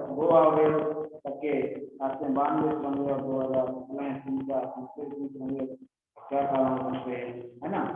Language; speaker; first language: Hindi; native; Hindi